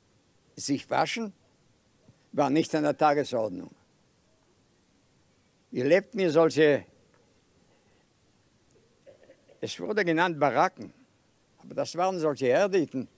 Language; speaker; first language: German; non-native, fluent; Yiddish